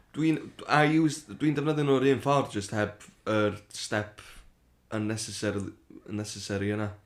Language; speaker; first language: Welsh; native; Welsh